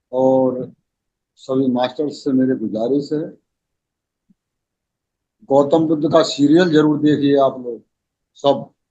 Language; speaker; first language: Hindi; native; Hindi